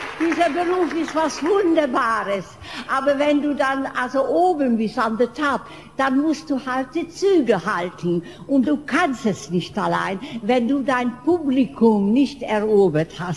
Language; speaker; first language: German; non-native, fluent; Hungarian